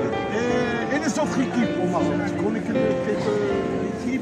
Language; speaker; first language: French; non-native, local second language; Arabic